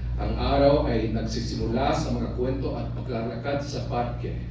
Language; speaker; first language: Filipino; early bilingual, heritage; Filipino